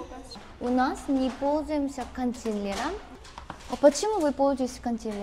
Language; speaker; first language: Russian; non-native, learner; Korean